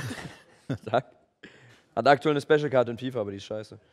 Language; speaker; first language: German; native; German